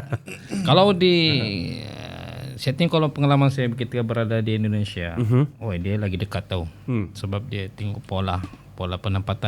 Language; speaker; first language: Malay; native; Malay